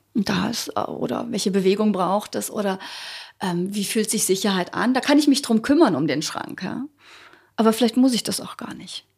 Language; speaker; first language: German; early bilingual, other home language; Croatian